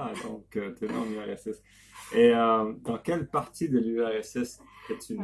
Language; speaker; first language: French; native; French